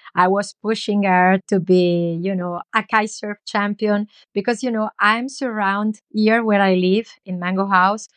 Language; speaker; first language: English; non-native, learner; Italian